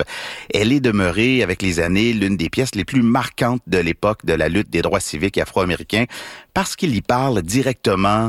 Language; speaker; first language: French; native; French